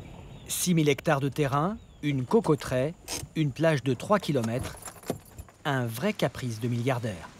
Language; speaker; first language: French; native; French